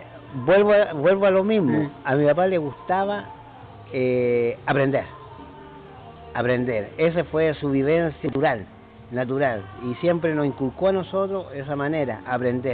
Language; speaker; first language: Spanish; native; Spanish